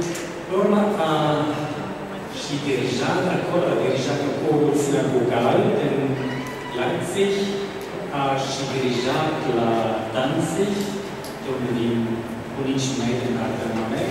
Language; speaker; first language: Romanian; non-native, fluent; German